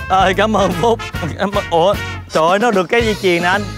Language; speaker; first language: Vietnamese; native; Vietnamese